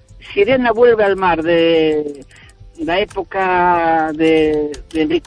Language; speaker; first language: Spanish; native; Spanish